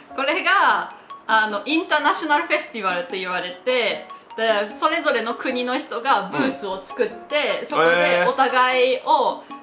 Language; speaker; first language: Japanese; non-native, fluent; German